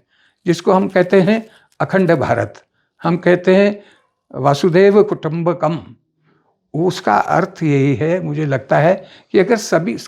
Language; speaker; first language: Hindi; native; Hindi